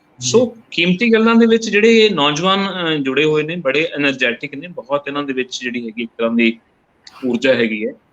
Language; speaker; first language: Punjabi; native; Punjabi